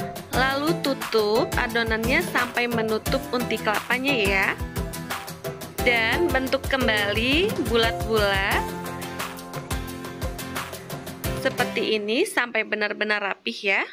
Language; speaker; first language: Indonesian; native; Indonesian